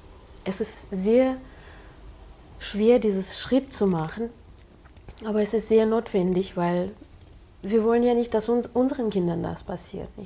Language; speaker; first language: German; non-native, fluent; Russian